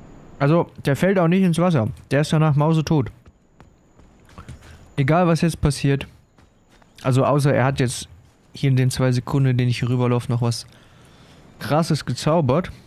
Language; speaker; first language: German; native; German